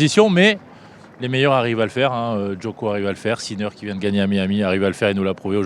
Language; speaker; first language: French; native; French